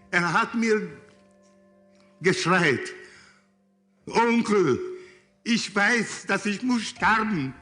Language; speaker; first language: German; non-native, learner; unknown